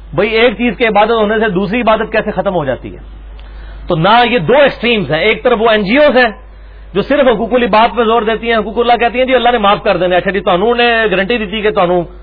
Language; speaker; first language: Urdu; non-native, local second language; Punjabi